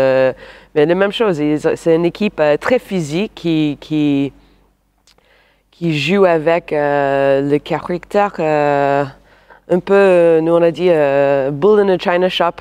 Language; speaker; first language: French; non-native, fluent; English